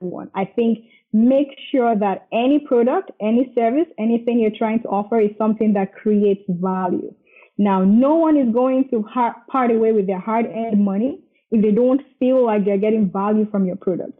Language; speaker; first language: English; non-native, local second language; Yoruba